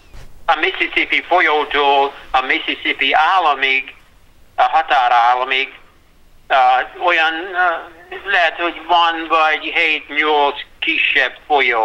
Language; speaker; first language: Hungarian; early bilingual, heritage; Hungarian